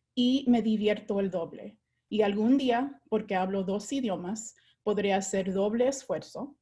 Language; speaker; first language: Spanish; early bilingual, heritage; Spanish